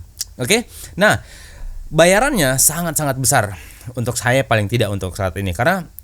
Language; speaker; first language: Indonesian; native; Indonesian